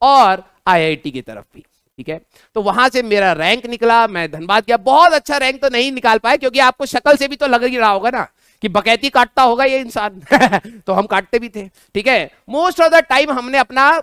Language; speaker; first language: Hindi; native; Hindi